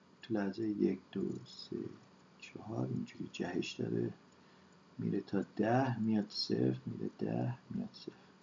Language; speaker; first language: Persian; native; Persian